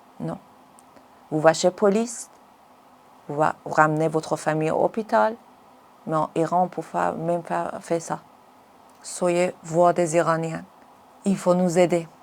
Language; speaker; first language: French; non-native, learner; Persian